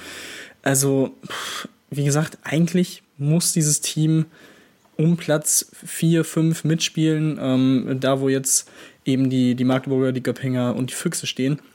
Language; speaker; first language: German; native; German